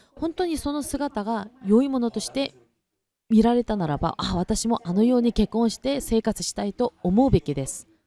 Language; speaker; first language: Japanese; non-native, fluent; Korean